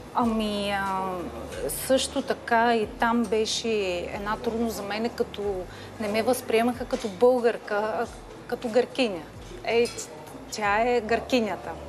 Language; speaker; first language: Bulgarian; early bilingual, heritage; Bulgarian